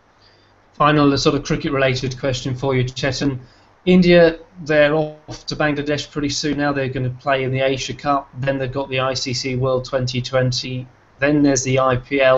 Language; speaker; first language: English; native; English